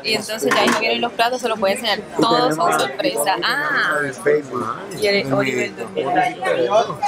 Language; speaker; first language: Spanish; native; Spanish